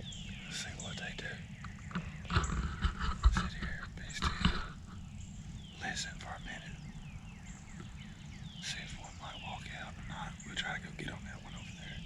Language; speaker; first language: English; native; English